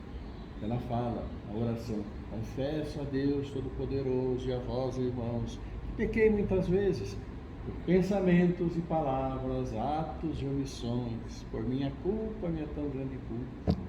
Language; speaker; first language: Portuguese; native; Portuguese